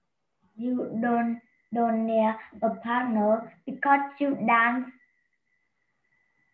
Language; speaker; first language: English; non-native, learner; Vietnamese